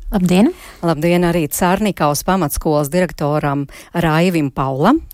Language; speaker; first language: Latvian; native; Latvian